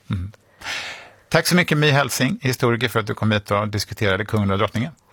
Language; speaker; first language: Swedish; native; Swedish